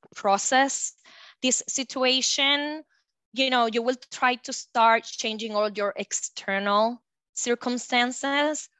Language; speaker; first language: English; non-native, fluent; Spanish